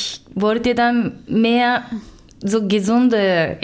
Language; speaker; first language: German; non-native, learner; Japanese